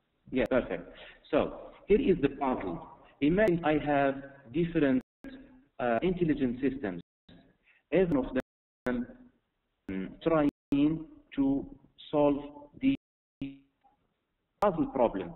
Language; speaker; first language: English; non-native, fluent; Arabic